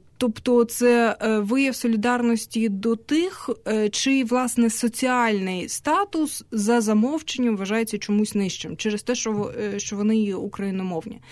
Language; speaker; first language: Ukrainian; non-native, local second language; Russian